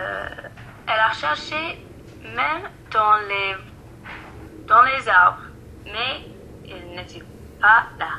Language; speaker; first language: French; non-native, learner; English